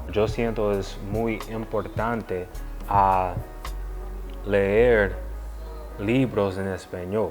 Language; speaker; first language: Spanish; non-native, learner; English